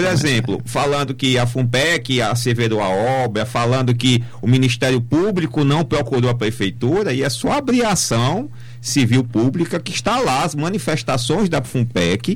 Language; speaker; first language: Portuguese; native; Portuguese